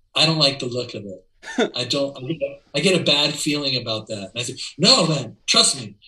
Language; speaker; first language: English; native; English